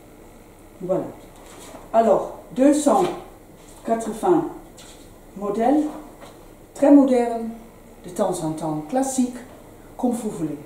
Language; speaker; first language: French; non-native, learner; Dutch